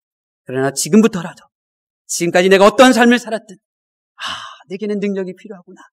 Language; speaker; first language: Korean; native; Korean